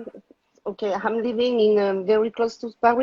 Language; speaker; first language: English; non-native, learner; French